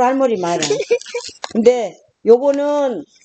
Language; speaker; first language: Korean; native; Korean